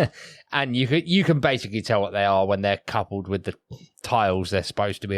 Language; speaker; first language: English; native; English